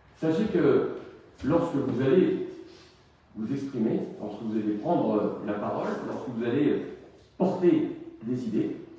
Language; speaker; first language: French; native; French